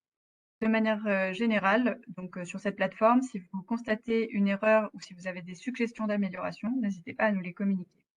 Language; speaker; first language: French; native; French